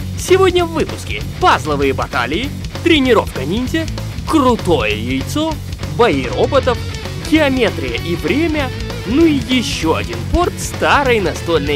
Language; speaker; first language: Russian; native; Russian